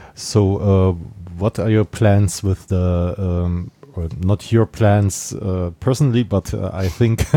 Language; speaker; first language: English; non-native, fluent; German